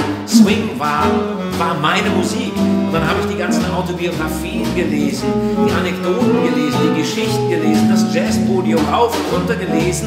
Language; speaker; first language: German; native; German